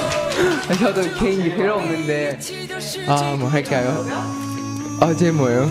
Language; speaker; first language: Korean; non-native, learner; Thai